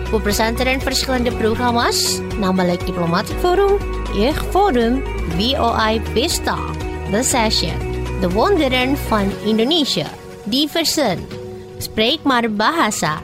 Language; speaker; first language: Dutch; non-native, fluent; Indonesian